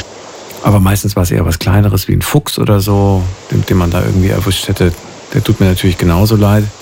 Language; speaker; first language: German; native; German